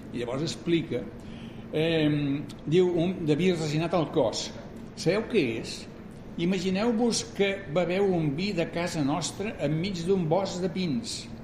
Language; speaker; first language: Catalan; native; Catalan